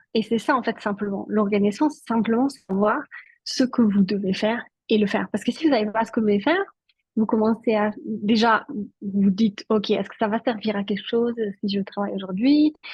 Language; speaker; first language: French; non-native, local second language; Italian